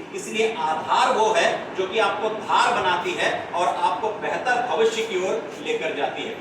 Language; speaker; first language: Hindi; non-native, local second language; Kannada